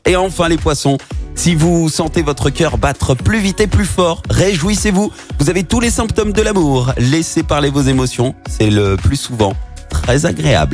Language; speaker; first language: French; native; French